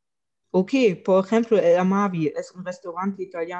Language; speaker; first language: Spanish; non-native, learner; German